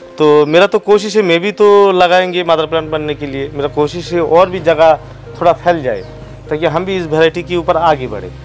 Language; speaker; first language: Hindi; non-native, local second language; Bangla